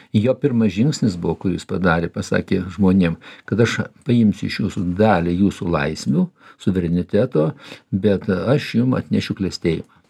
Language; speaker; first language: Lithuanian; native; Lithuanian